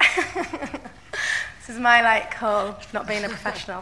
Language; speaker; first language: English; native; English